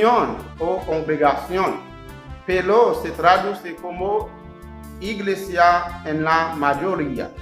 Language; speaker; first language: Spanish; non-native, learner; Haitian Creole